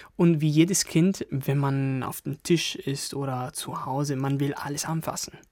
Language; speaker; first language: German; non-native, fluent; Italian